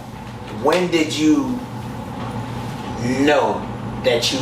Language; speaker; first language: English; native; English